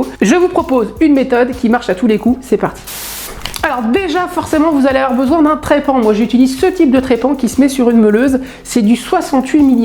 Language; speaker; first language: French; native; French